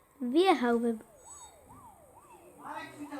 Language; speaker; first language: Polish; native; Polish